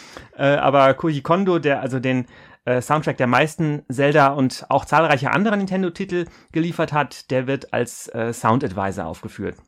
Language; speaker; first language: German; native; German